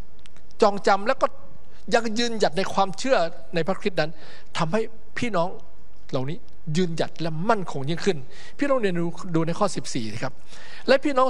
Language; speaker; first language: Thai; native; Thai